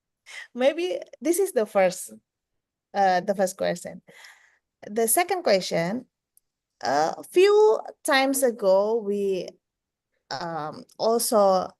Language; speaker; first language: English; non-native, fluent; Indonesian